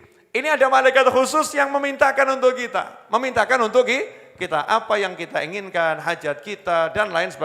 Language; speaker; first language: Indonesian; native; Indonesian